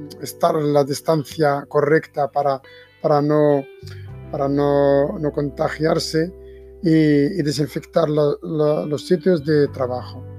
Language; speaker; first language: Spanish; non-native, fluent; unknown